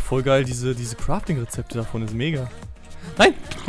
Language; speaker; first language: German; native; German